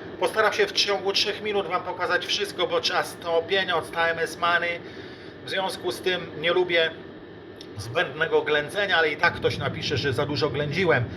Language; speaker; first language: Polish; native; Polish